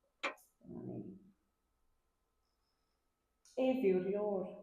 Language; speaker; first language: Welsh; native; Welsh